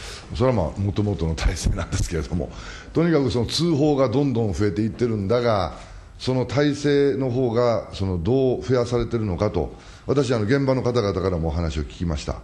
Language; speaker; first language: Japanese; native; Japanese